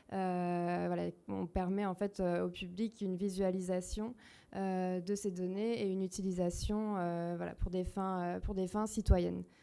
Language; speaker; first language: French; native; French